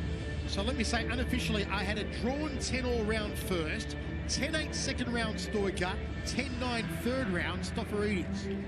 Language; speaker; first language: English; native; English